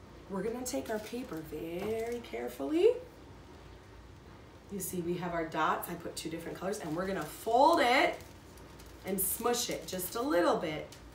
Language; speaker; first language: English; native; English